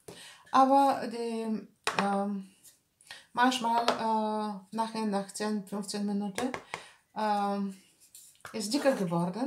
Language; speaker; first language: German; non-native, learner; Bulgarian